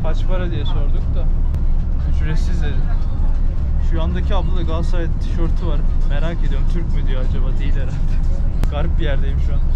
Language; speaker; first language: Turkish; native; Turkish